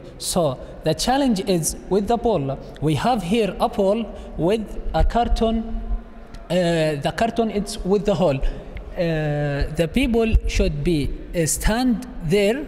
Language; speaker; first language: English; non-native, learner; Arabic